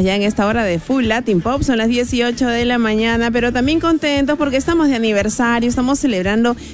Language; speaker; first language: Spanish; native; Spanish